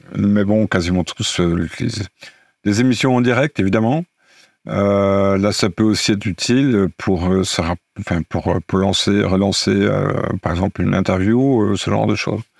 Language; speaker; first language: French; non-native, fluent; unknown